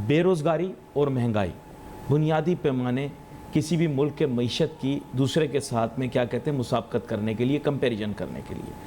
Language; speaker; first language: Urdu; native; Urdu